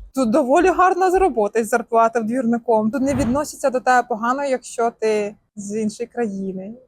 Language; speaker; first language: Ukrainian; native; Ukrainian